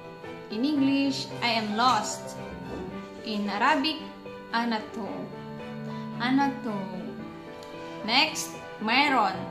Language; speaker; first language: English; non-native, local second language; Filipino